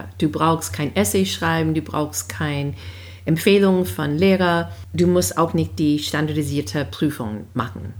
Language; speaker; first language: German; non-native, fluent; English